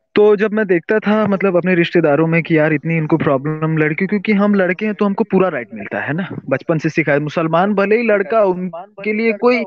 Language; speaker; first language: Hindi; non-native, local second language; Urdu